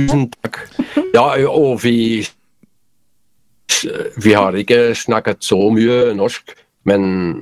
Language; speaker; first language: Norwegian; non-native, learner; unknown